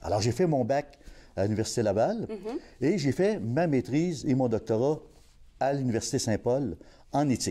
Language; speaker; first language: French; native; French